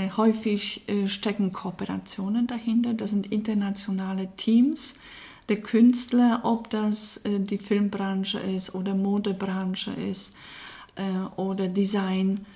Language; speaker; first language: German; non-native, fluent; Polish